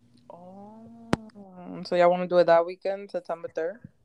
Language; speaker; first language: English; early bilingual, other home language; Spanish